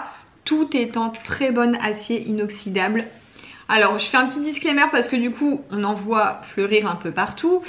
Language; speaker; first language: French; native; French